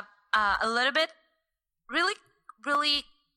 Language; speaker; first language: English; non-native, fluent; Spanish